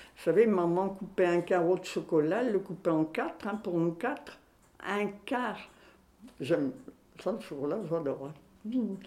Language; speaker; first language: French; native; French